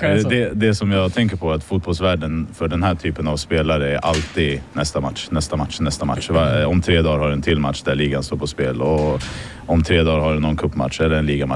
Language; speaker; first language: Swedish; native; Swedish